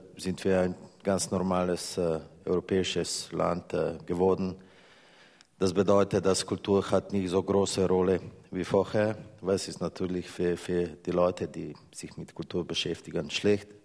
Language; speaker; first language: German; non-native, fluent; Slovenian